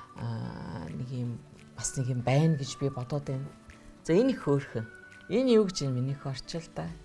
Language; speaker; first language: Mongolian; native; Mongolian